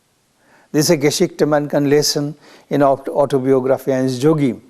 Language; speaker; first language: German; non-native, learner; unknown